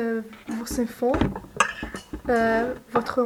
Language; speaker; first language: French; non-native, learner; English